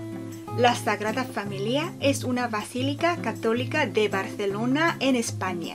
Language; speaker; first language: Spanish; non-native, fluent; Korean